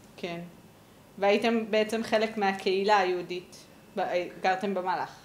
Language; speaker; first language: Hebrew; native; Hebrew